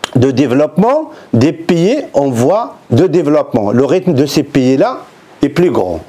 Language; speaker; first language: French; non-native, local second language; Arabic